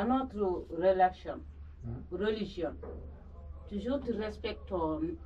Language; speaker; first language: French; non-native, learner; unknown